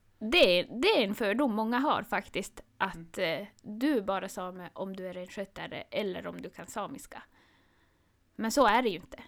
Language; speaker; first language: Swedish; non-native, local second language; Northern Sami